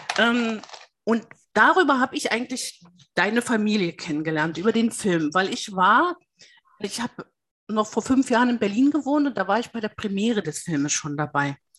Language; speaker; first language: German; native; German